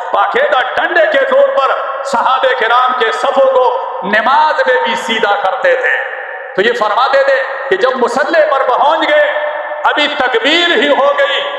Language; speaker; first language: Urdu; non-native, local second language; Pashto